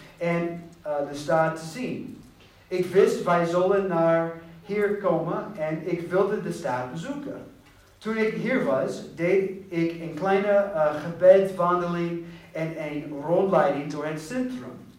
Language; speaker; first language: Dutch; non-native, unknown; English